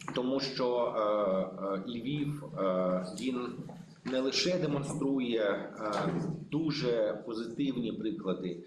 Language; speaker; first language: Ukrainian; native; Ukrainian